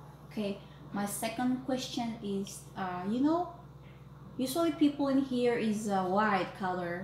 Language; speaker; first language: English; non-native, learner; Indonesian